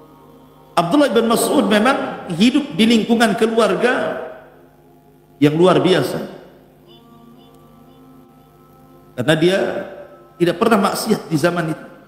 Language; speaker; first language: Indonesian; native; Indonesian